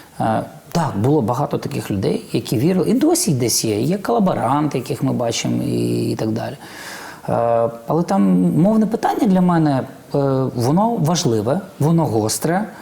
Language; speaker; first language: Ukrainian; non-native, local second language; Russian